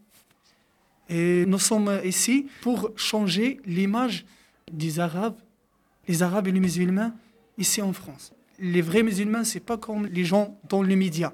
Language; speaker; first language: French; non-native, local second language; Arabic